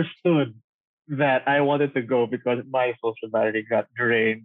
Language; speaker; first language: English; non-native, local second language; Cebuano